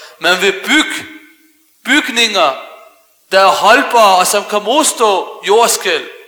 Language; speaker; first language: Danish; early bilingual, other home language; Arabic